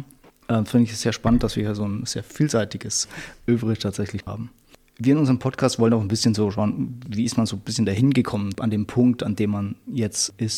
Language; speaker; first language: German; native; German